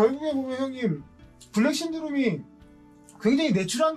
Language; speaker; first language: Korean; native; Korean